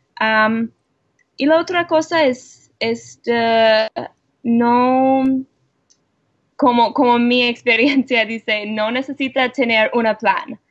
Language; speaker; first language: Spanish; non-native, learner; English